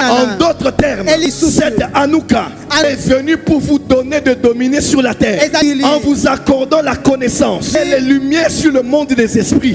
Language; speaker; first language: French; non-native, local second language; Lingala